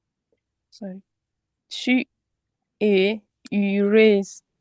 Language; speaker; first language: French; non-native, learner; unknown